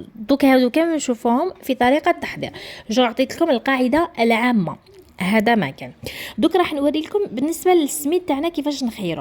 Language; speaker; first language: Arabic; native; Arabic